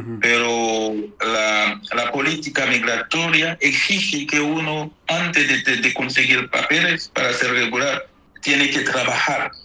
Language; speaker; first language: Spanish; non-native, fluent; Haitian Creole